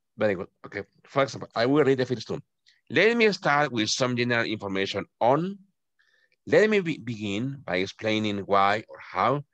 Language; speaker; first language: English; non-native, fluent; Spanish